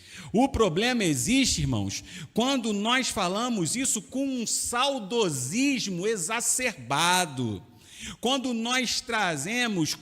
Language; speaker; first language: Portuguese; native; Portuguese